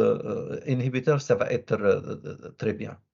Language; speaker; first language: French; non-native, learner; Arabic